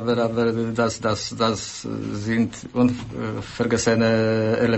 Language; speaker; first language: German; non-native, learner; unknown